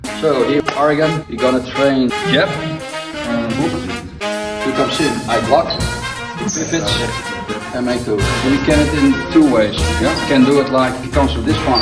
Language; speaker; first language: English; non-native, learner; Dutch